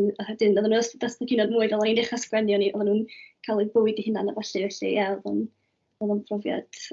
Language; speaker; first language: Welsh; native; Welsh